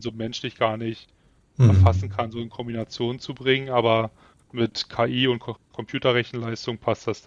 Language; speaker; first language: German; native; German